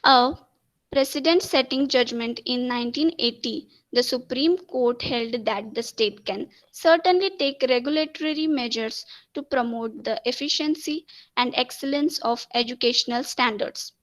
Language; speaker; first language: English; non-native, local second language; Marathi